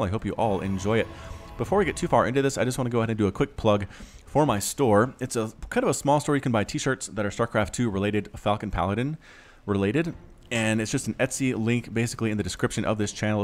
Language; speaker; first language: English; native; English